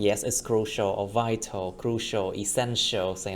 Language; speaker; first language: English; non-native, fluent; Vietnamese